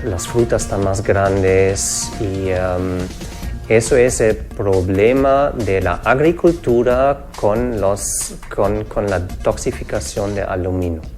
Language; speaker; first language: Spanish; non-native, fluent; German